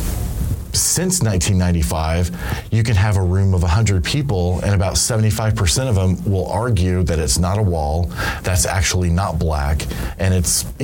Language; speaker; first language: English; native; English